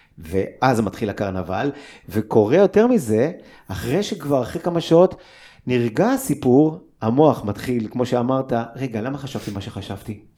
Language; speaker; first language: Hebrew; native; Hebrew